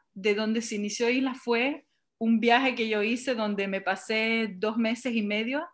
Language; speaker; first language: Spanish; early bilingual, heritage; English